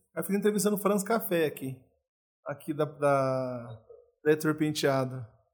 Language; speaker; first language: Portuguese; native; Portuguese